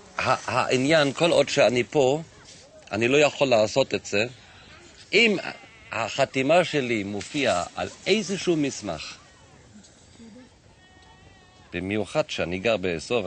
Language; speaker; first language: Hebrew; non-native, fluent; German